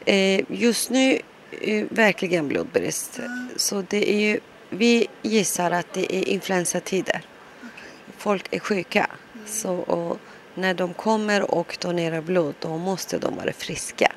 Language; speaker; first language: Swedish; non-native, local second language; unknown